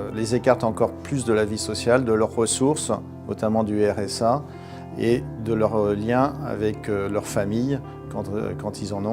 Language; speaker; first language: French; native; French